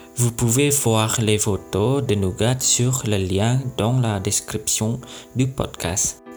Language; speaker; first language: French; non-native, learner; Indonesian